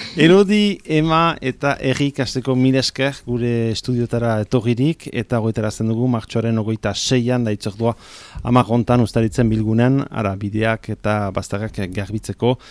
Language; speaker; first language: Basque; native; Basque